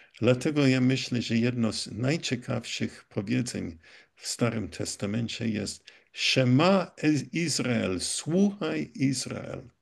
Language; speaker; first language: Polish; early bilingual, heritage; Polish